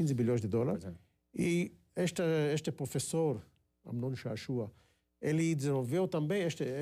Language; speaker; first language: Portuguese; non-native, fluent; Hebrew